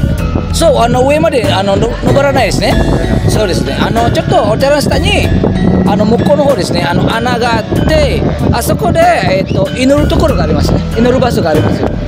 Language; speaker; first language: Japanese; non-native, fluent; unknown